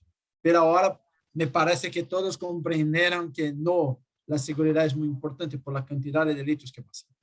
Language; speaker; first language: Spanish; non-native, fluent; Portuguese